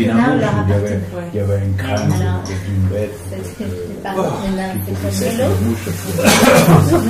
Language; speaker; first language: French; non-native, fluent; Italian